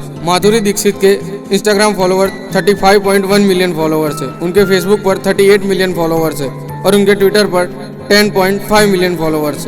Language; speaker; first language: Hindi; native; Hindi